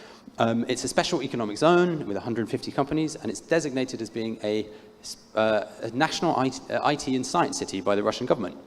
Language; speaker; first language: English; native; English